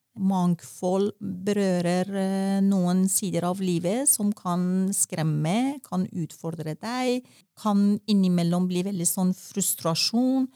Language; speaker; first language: Norwegian; non-native, fluent; Persian